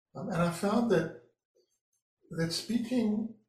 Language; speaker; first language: English; native; English